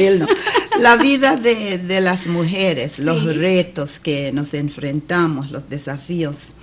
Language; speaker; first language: Spanish; non-native, fluent; English